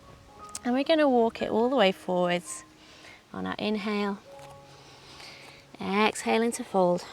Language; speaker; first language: English; native; English